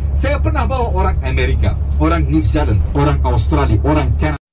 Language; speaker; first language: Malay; non-native, fluent; Turkish